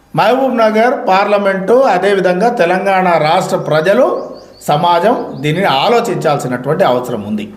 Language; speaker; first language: Telugu; native; Telugu